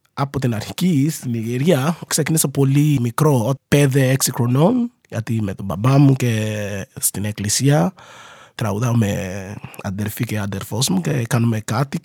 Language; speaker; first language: Greek; non-native, learner; Yoruba